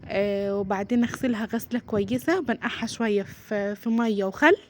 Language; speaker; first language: Arabic; native; Arabic